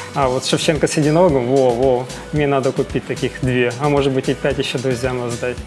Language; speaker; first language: Russian; native; Russian